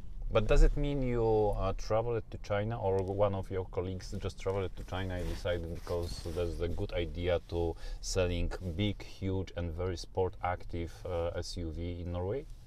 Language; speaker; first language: English; non-native, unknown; Polish